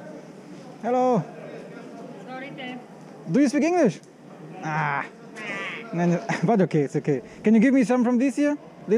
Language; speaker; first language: English; non-native, fluent; German